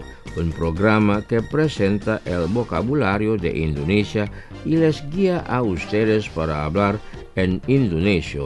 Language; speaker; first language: Spanish; non-native, fluent; Indonesian